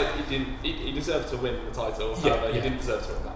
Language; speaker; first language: English; native; English